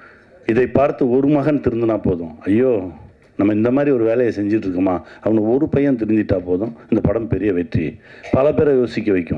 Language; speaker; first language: Tamil; native; Tamil